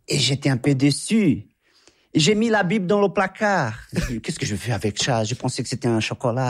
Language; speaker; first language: French; non-native, fluent; Portuguese